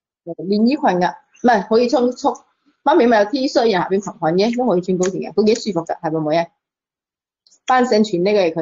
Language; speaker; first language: Chinese; non-native, local second language; Cantonese